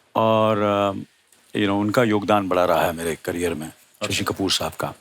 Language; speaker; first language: Hindi; native; Hindi